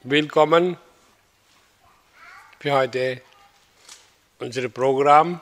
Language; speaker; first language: German; non-native, learner; Hindi